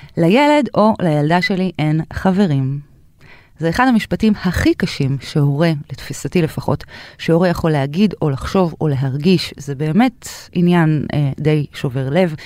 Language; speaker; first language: Hebrew; native; Hebrew